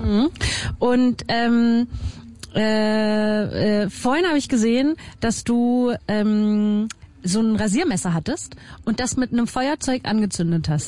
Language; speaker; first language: German; native; German